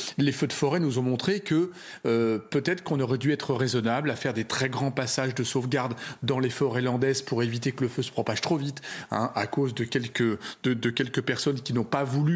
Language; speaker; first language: French; native; French